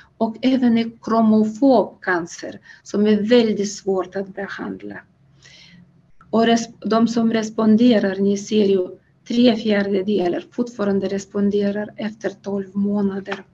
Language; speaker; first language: Swedish; non-native, fluent; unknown